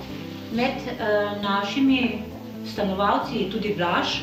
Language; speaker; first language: Slovenian; native; Slovenian